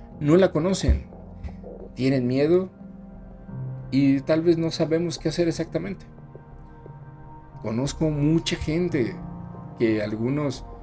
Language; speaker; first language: Spanish; native; Spanish